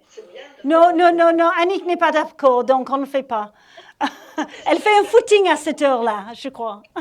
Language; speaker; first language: French; native; French